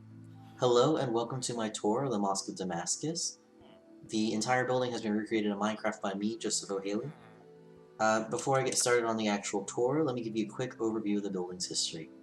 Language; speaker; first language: English; native; English